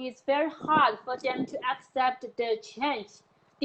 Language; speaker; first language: English; non-native, learner; Chinese